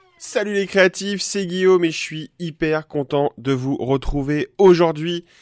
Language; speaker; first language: French; native; French